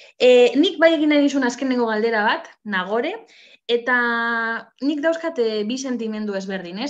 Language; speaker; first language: Basque; non-native, local second language; Spanish